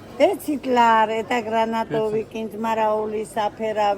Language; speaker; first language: Russian; non-native, local second language; Georgian